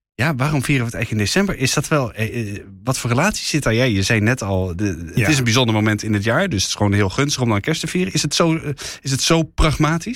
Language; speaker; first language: Dutch; native; Dutch